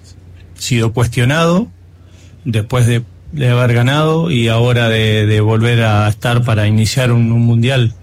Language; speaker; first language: Spanish; native; Spanish